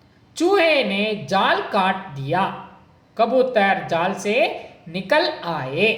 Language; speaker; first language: Hindi; non-native, local second language; Kannada